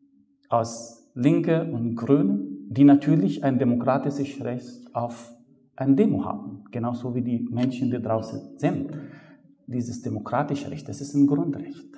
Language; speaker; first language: German; non-native, fluent; Arabic